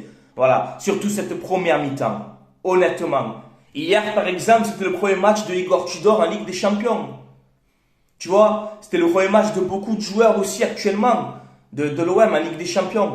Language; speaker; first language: French; native; French